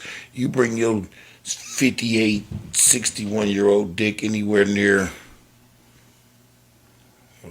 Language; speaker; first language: English; native; English